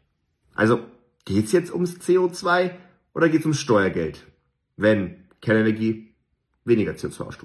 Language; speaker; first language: German; native; German